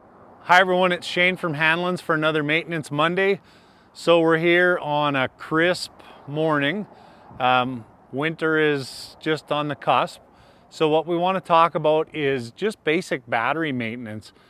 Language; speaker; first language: English; native; English